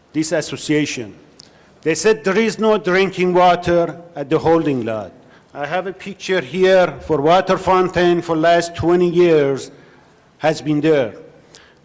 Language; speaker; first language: English; non-native, learner; Persian